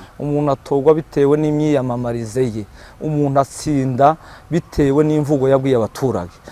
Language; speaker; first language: Kinyarwanda; native; Kinyarwanda